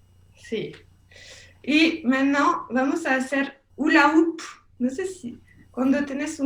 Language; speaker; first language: Spanish; non-native, learner; French